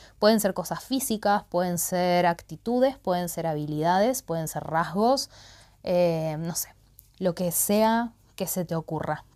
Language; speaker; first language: Spanish; native; Spanish